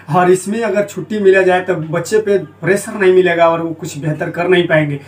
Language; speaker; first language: Hindi; native; Hindi